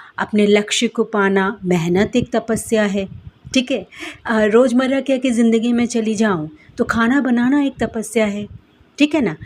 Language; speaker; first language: Hindi; non-native, local second language; Bangla